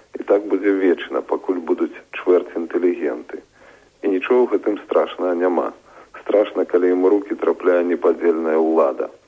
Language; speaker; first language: Belarusian; native; Belarusian